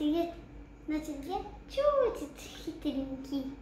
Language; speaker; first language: Russian; early bilingual, heritage; Tajik